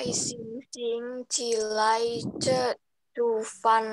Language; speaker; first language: Chinese; non-native, learner; Indonesian